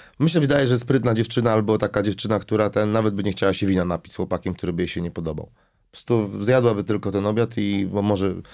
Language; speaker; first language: Polish; native; Polish